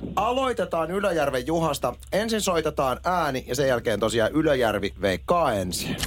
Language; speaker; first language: Finnish; native; Finnish